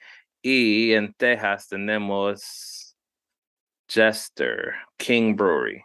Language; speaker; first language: Spanish; early bilingual, heritage; Spanish